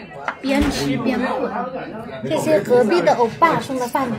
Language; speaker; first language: Chinese; native; Chinese